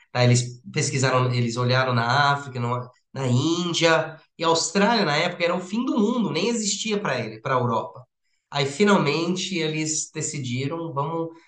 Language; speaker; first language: Portuguese; non-native, fluent; English